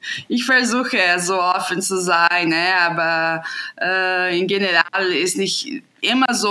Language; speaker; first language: German; non-native, fluent; Portuguese